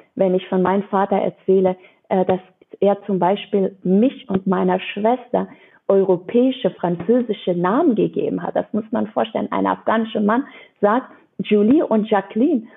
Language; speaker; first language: German; non-native, fluent; Persian